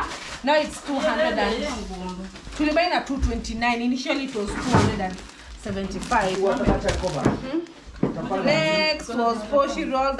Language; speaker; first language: English; non-native, local second language; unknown